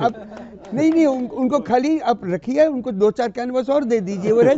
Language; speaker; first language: Hindi; native; Hindi